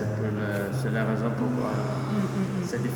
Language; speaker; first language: French; non-native, learner; Italian